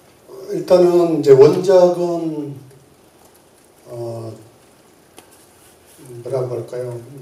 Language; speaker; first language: Korean; native; Korean